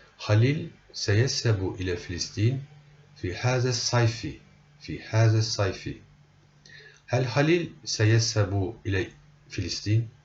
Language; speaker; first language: Arabic; non-native, fluent; Turkish